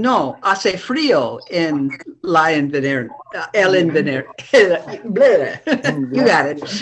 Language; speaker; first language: Spanish; non-native, learner; English